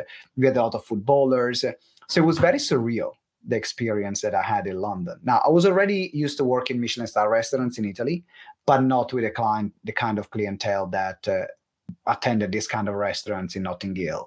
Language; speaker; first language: English; non-native, fluent; Italian